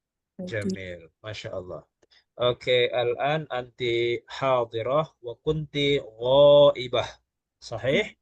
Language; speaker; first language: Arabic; non-native, fluent; Malay